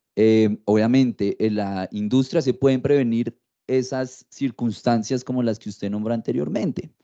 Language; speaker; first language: Spanish; native; Spanish